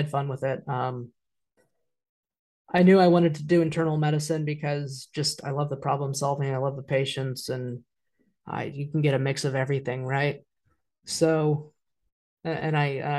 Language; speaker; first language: English; native; English